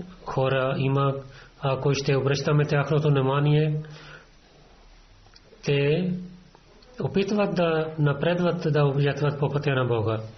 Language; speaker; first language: Bulgarian; non-native, fluent; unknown